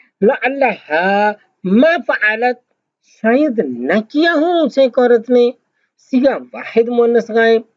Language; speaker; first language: Urdu; native; Urdu